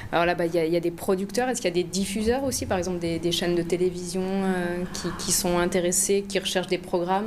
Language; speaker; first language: French; native; French